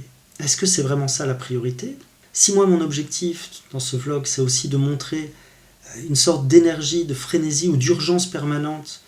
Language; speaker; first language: French; native; French